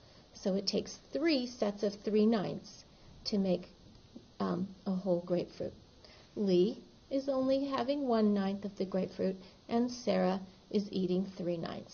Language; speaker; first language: English; native; English